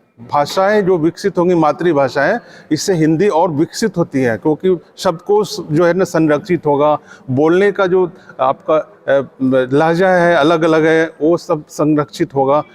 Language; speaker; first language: Hindi; non-native, local second language; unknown